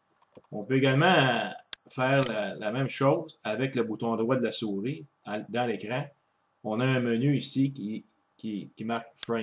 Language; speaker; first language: French; native; French